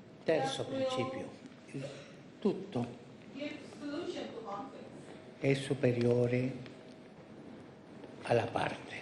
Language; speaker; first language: Italian; non-native, fluent; Spanish